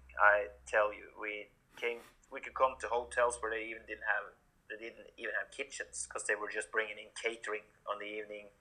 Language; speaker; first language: English; non-native, fluent; Norwegian